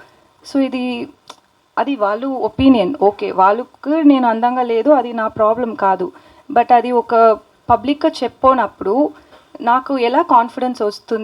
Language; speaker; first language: Telugu; non-native, local second language; Tamil